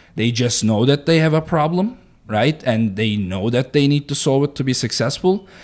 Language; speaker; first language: English; non-native, fluent; Turkish